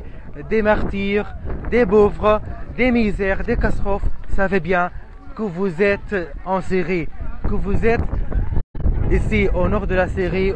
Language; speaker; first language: French; non-native, fluent; Arabic